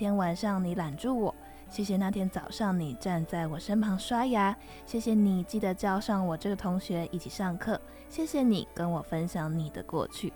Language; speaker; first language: Chinese; native; Chinese